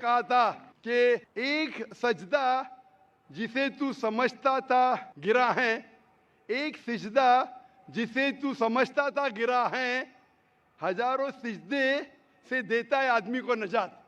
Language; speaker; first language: Hindi; native; Hindi